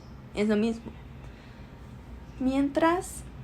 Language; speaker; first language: Spanish; non-native, learner; Chinese